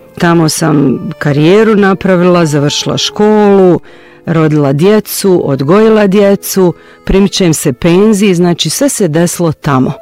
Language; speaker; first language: Bosnian; early bilingual, heritage; Bosnian